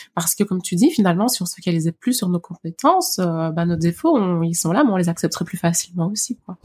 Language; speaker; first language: French; native; French